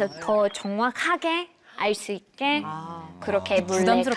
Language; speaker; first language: Korean; non-native, fluent; English